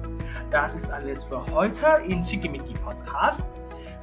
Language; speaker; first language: German; non-native, learner; Thai